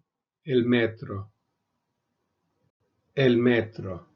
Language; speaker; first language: Spanish; non-native, fluent; English